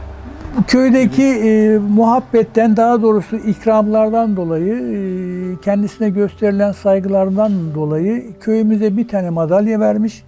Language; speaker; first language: Turkish; native; Turkish